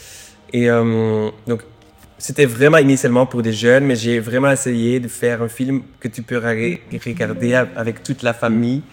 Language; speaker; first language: French; non-native, learner; Dutch